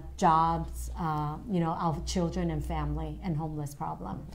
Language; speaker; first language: English; early bilingual, other home language; Vietnamese